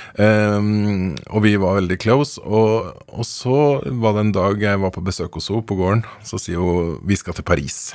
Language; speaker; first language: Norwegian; native; Norwegian